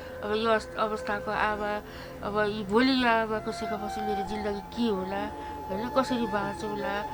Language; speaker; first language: Nepali; native; Nepali